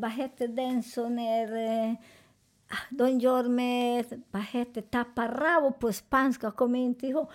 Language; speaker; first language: Swedish; non-native, fluent; Spanish